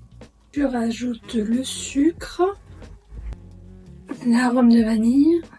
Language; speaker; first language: French; native; French